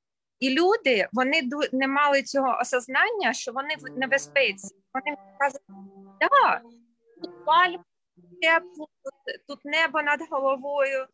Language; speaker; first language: Ukrainian; non-native, local second language; Russian